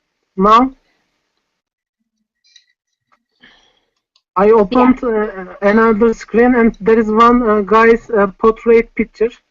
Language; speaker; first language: English; non-native, learner; Turkish